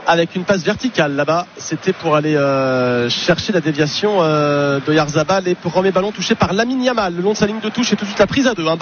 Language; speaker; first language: French; native; French